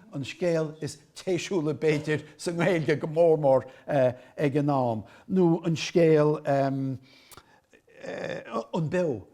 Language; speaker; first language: Irish; native; Irish